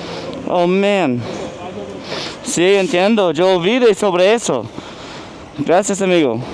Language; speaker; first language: Spanish; non-native, learner; English